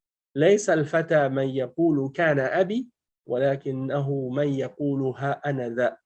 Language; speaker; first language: Arabic; non-native, fluent; French